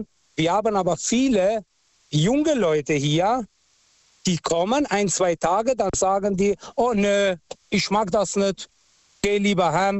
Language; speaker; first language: German; non-native, fluent; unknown